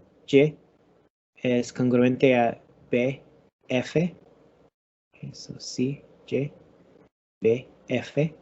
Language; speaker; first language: Spanish; non-native, learner; English